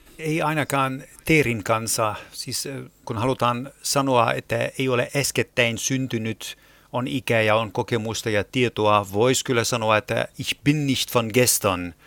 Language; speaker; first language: Finnish; non-native, fluent; German